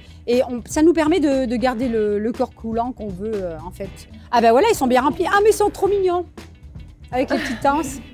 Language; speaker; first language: French; native; French